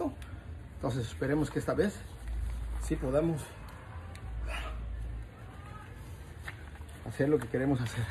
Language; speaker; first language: Spanish; native; Spanish